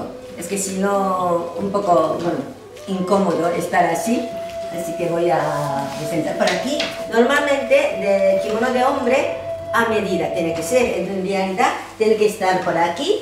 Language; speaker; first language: Spanish; non-native, learner; Japanese